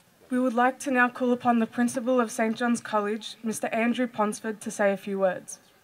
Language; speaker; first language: English; early bilingual, other home language; Greek